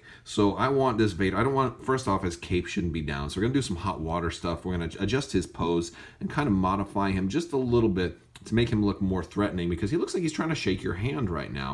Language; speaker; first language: English; native; English